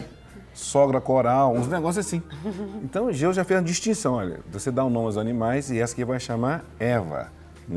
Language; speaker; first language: Portuguese; native; Portuguese